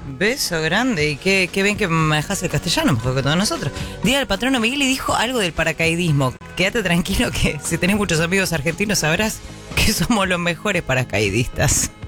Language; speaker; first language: Spanish; native; Spanish